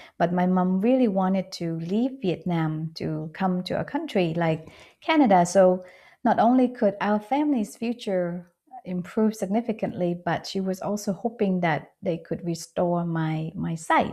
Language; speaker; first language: English; non-native, fluent; Vietnamese